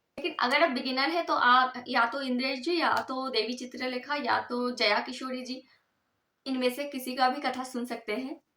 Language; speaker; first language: Hindi; non-native, local second language; Bangla